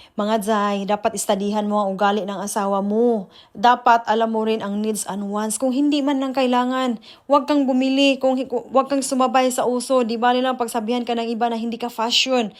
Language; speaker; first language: Filipino; non-native, local second language; Cebuano